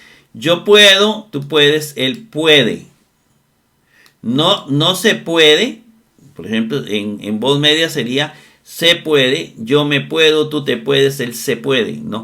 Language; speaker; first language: Spanish; native; Spanish